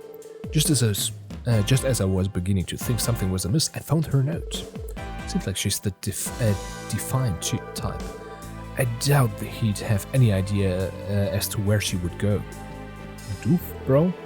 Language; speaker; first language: English; non-native, fluent; German